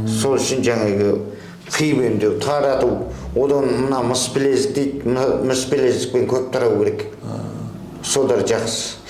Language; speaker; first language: Kazakh; early bilingual, heritage; Kazakh